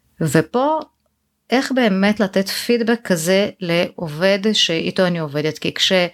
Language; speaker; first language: Hebrew; native; Hebrew